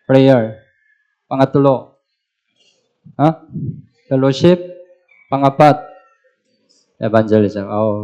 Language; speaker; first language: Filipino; non-native, learner; Korean